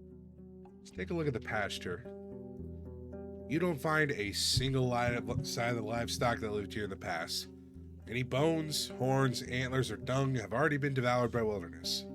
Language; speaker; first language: English; native; English